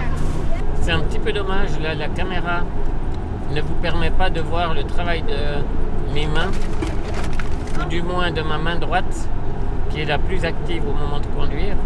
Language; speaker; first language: French; native; French